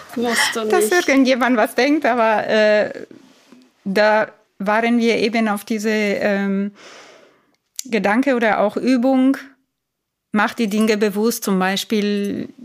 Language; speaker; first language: German; non-native, fluent; Italian